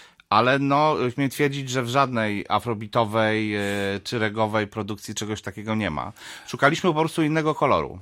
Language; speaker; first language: Polish; native; Polish